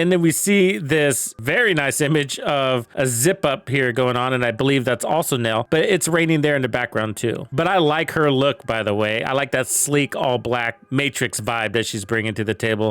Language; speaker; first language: English; native; English